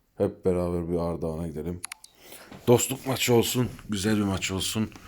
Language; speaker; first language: Turkish; early bilingual, heritage; Turkish